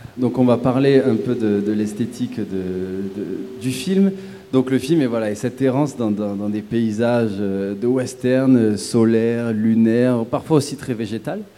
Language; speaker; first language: French; native; French